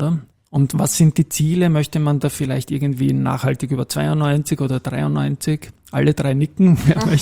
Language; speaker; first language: German; native; German